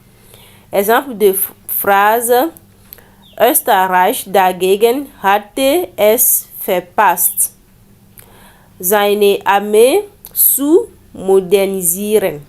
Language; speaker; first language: German; non-native, learner; French